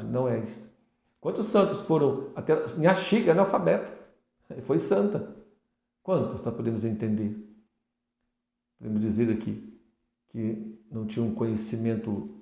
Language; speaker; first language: Portuguese; native; Portuguese